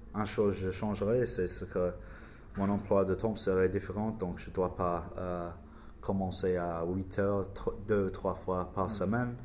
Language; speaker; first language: French; non-native, learner; English